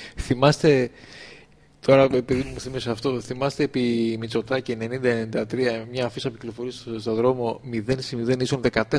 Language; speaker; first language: Greek; native; Greek